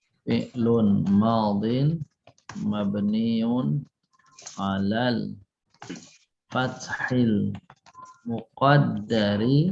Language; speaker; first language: Arabic; non-native, fluent; Indonesian